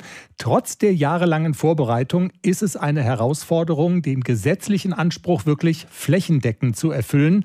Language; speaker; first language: German; native; German